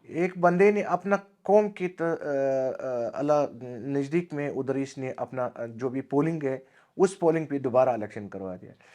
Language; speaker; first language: Urdu; non-native, local second language; Pashto